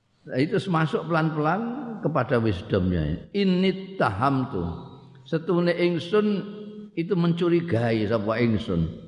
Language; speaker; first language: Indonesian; non-native, local second language; Javanese